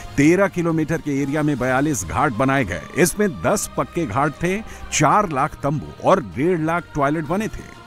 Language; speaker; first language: Hindi; native; Hindi